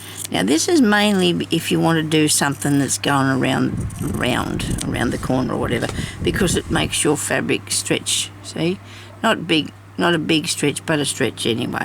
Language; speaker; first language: English; native; English